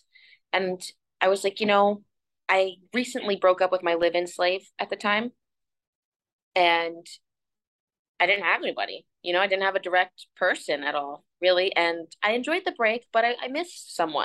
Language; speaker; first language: English; native; English